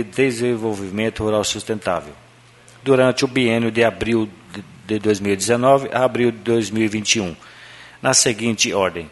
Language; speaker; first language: Portuguese; native; Portuguese